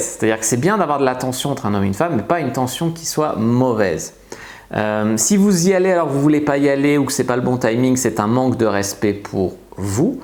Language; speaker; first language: French; native; French